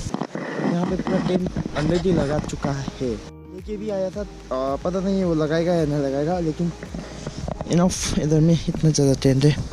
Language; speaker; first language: Hindi; non-native, local second language; Nepali